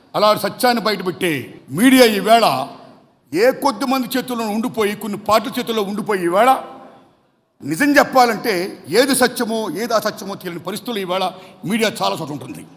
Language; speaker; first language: Telugu; native; Telugu